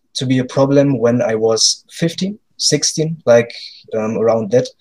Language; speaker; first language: English; non-native, fluent; German